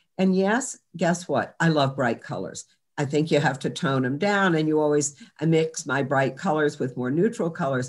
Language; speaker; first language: English; native; English